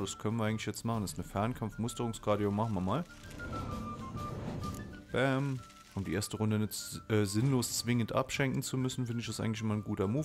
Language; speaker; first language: German; native; German